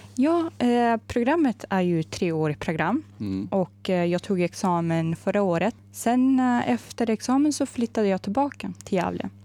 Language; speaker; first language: Swedish; non-native, fluent; Arabic